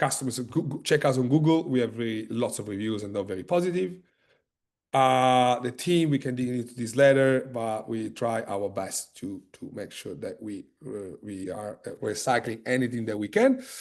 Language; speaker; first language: English; non-native, fluent; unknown